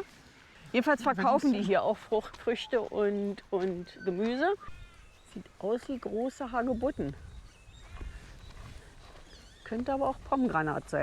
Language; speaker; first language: German; native; German